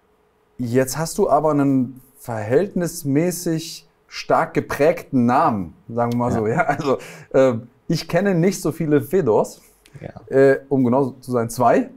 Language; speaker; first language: German; native; German